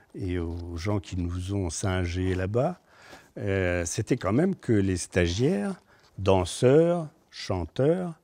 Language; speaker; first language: French; native; French